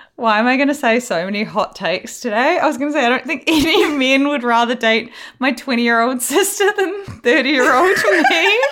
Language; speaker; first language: English; native; English